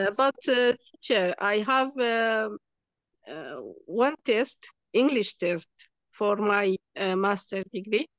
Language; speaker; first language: English; non-native, learner; Kurdish